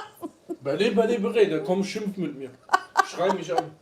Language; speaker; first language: German; early bilingual, other home language; Kurdish